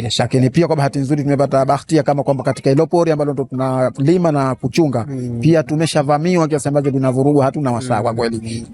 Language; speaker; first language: Swahili; native; Swahili